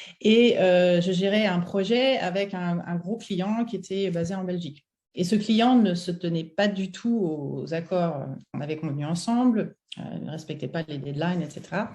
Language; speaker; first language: French; native; French